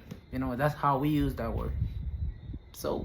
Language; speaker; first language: English; non-native, fluent; Spanish